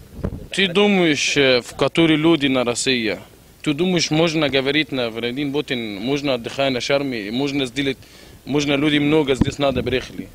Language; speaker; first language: Russian; non-native, learner; Arabic